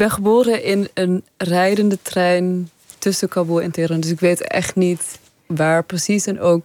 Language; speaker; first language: Dutch; early bilingual, other home language; Persian